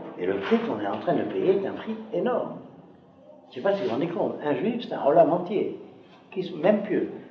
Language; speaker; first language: French; native; French